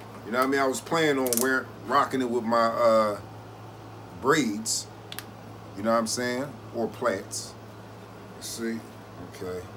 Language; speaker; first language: English; native; English